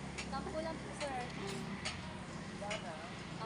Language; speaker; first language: Filipino; non-native, local second language; Cebuano